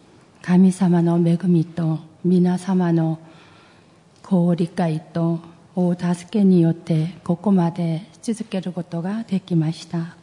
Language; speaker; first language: Japanese; non-native, fluent; Korean